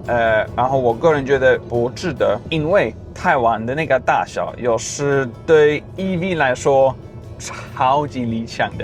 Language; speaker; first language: Chinese; non-native, fluent; Swedish